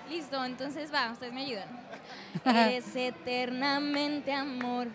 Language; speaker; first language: Spanish; native; Spanish